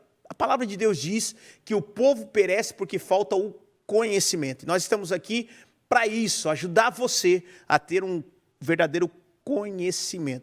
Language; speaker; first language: Portuguese; native; Portuguese